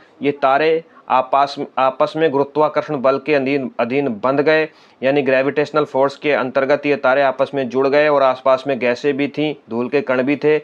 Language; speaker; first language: Hindi; native; Hindi